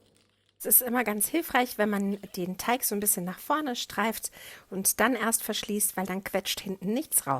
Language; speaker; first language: German; native; German